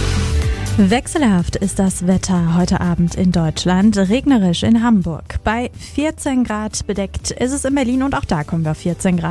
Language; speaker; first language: German; native; German